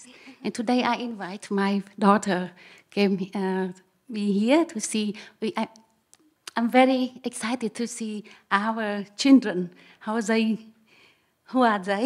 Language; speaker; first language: English; non-native, learner; Vietnamese